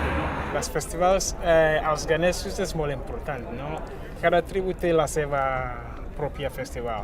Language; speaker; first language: Catalan; non-native, fluent; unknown